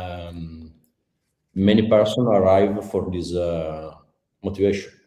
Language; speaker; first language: English; non-native, learner; Italian